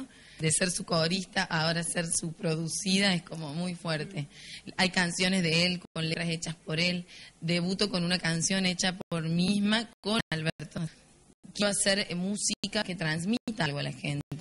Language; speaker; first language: Spanish; native; Spanish